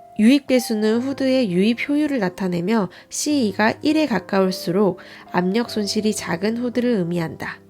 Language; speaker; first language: Korean; native; Korean